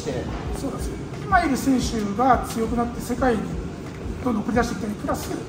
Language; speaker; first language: Japanese; native; Japanese